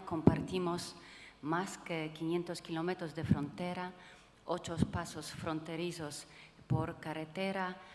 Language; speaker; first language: Spanish; non-native, fluent; Polish